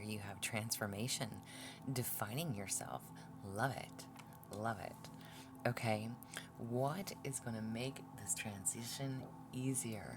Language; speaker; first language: English; native; English